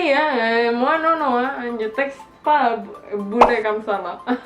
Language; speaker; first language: French; non-native, learner; Indonesian